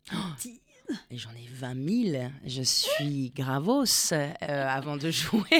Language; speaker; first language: French; non-native, fluent; Spanish